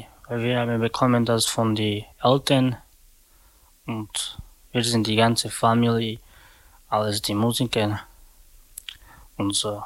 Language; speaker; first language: German; non-native, learner; Romany